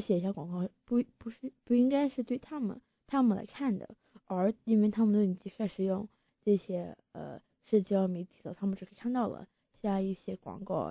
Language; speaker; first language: Chinese; early bilingual, heritage; Chinese